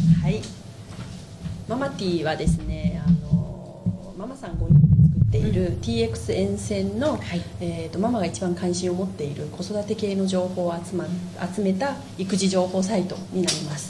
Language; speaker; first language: Japanese; native; Japanese